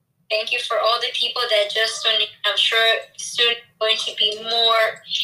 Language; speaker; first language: English; non-native, fluent; Spanish